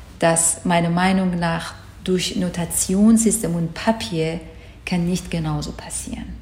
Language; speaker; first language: German; non-native, learner; Persian